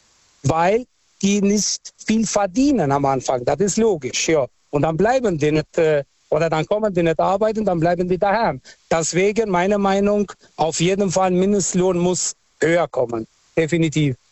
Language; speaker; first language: German; early bilingual, other home language; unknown